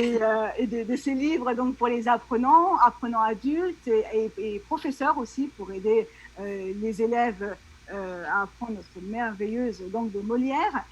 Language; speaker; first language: French; native; French